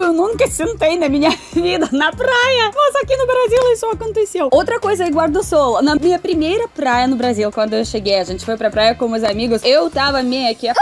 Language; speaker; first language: Portuguese; non-native, fluent; Russian